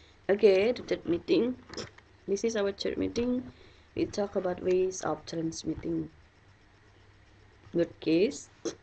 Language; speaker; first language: English; non-native, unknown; Indonesian